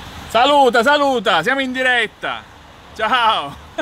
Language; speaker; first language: Italian; native; Italian